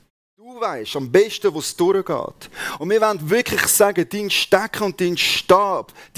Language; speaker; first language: German; native; German